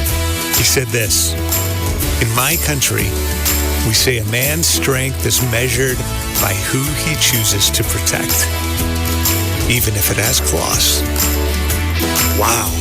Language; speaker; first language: English; native; English